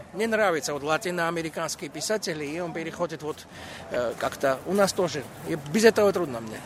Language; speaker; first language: Russian; non-native, local second language; Georgian